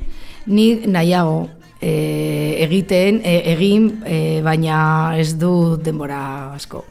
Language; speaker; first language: Basque; non-native, learner; Spanish